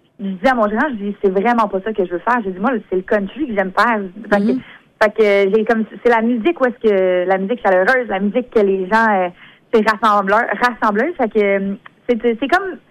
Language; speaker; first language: French; native; French